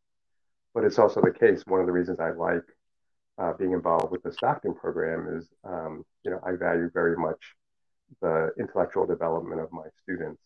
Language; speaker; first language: English; early bilingual, other home language; Cantonese